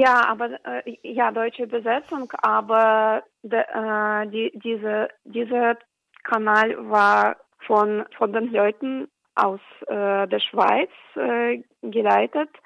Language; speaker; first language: German; non-native, fluent; Russian